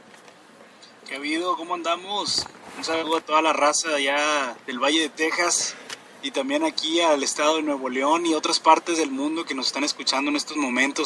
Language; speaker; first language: Spanish; native; Spanish